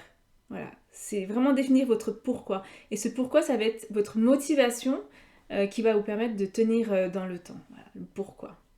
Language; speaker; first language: French; native; French